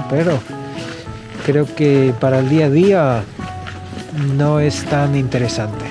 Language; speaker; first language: Spanish; non-native, fluent; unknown